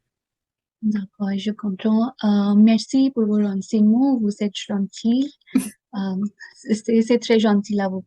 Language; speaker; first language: French; non-native, learner; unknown